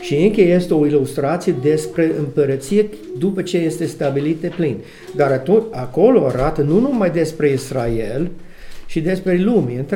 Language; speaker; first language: Romanian; non-native, learner; English